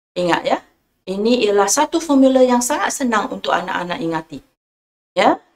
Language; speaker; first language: Malay; non-native, local second language; Chinese